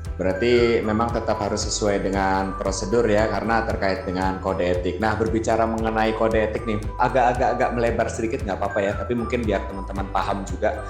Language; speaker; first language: Indonesian; native; Indonesian